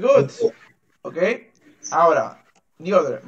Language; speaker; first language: English; non-native, fluent; Spanish